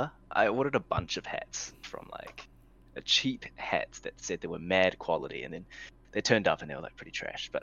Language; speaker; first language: English; native; English